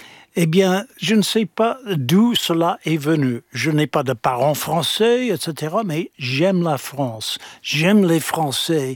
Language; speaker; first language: French; non-native, fluent; English